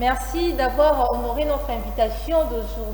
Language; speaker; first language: French; non-native, local second language; Lingala